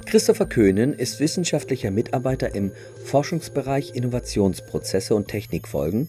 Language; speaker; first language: German; native; German